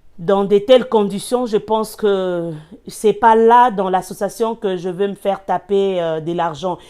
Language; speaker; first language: French; non-native, local second language; Lingala